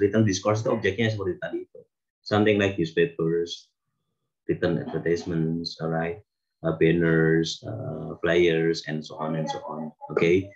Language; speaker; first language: English; non-native, fluent; Indonesian